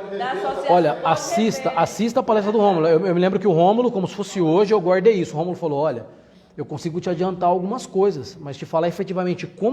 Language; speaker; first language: Portuguese; native; Portuguese